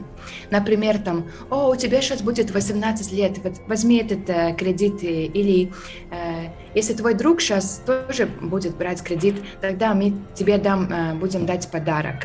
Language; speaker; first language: Russian; non-native, fluent; Latvian